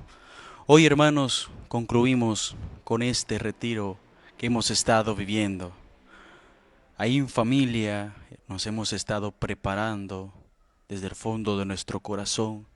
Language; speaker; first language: Spanish; native; Spanish